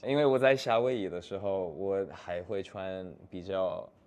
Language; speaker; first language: Chinese; non-native, fluent; English